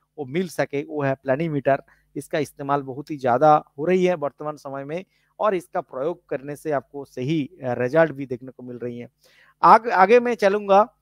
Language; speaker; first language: Hindi; non-native, local second language; Bangla